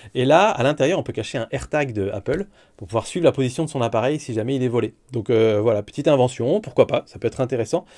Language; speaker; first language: French; native; French